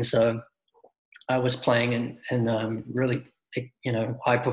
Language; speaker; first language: English; native; English